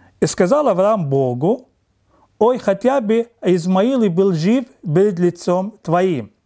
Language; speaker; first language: Russian; non-native, fluent; Arabic